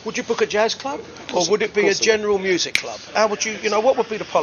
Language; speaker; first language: English; native; English